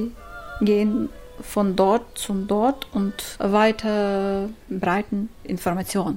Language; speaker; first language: German; non-native, learner; Ukrainian